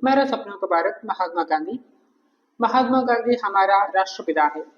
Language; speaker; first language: Hindi; non-native, local second language; Malayalam